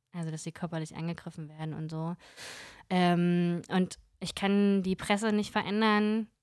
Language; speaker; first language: German; early bilingual, other home language; Russian